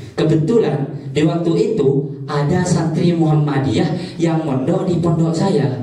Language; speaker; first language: Indonesian; native; Indonesian